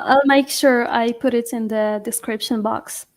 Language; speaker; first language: English; non-native, fluent; Arabic